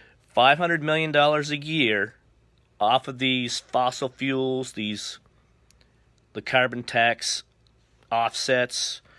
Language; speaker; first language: English; native; English